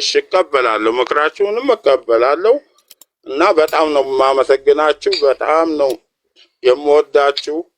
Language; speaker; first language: Amharic; native; Amharic